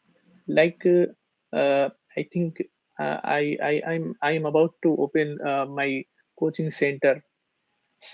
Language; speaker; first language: English; non-native, learner; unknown